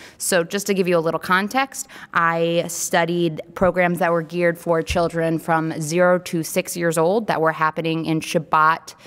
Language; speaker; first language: English; native; English